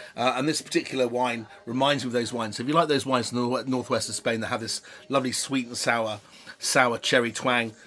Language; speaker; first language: English; native; English